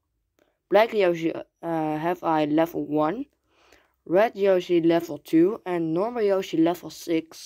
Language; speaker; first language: English; non-native, learner; Dutch